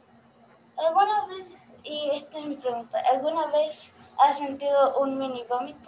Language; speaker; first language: Spanish; early bilingual, heritage; Spanish